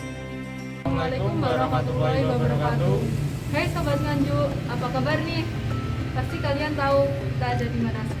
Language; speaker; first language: Indonesian; native; Indonesian